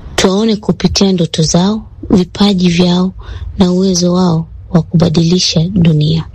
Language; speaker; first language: Swahili; native; Swahili